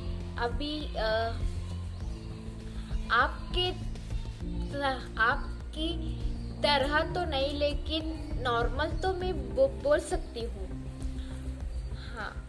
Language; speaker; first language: Hindi; non-native, local second language; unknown